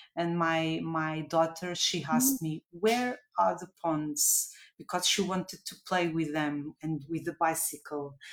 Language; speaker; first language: English; non-native, fluent; Portuguese